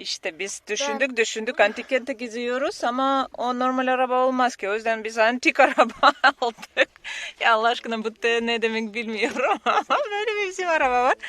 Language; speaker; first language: Turkish; non-native, learner; Russian